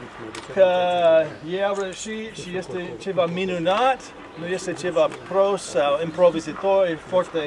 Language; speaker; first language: Romanian; non-native, learner; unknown